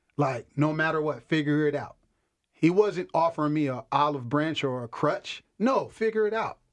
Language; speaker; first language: English; native; English